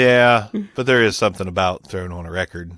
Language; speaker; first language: English; native; English